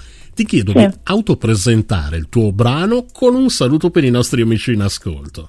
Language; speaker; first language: Italian; native; Italian